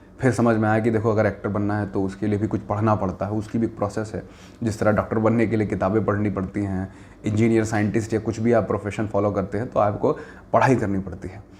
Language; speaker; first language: Hindi; native; Hindi